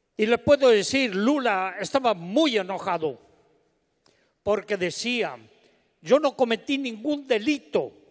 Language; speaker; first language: Spanish; native; Spanish